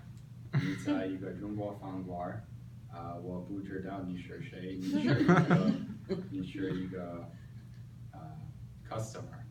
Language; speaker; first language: Chinese; non-native, learner; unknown